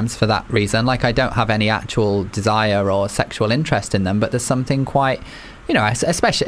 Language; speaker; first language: English; native; English